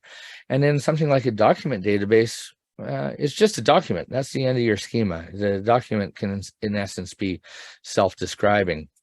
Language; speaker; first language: English; native; English